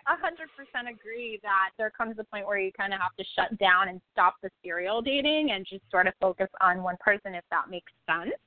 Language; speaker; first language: English; native; English